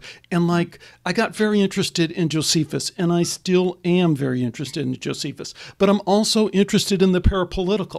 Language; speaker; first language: English; native; English